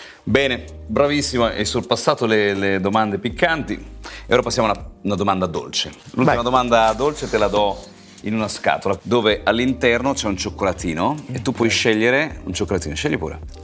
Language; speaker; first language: Italian; native; Italian